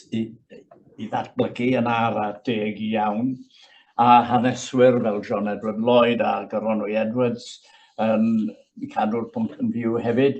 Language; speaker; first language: Welsh; native; Welsh